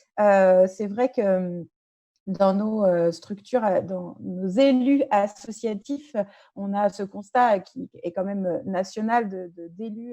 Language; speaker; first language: French; native; French